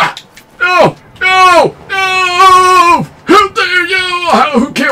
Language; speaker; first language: English; native; English